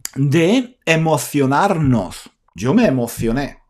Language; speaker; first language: Spanish; native; Spanish